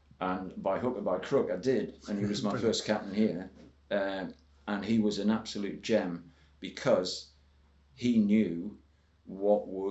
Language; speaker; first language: English; native; English